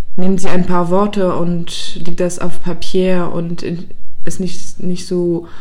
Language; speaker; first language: German; non-native, fluent; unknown